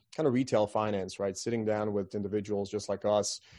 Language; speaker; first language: English; non-native, fluent; Croatian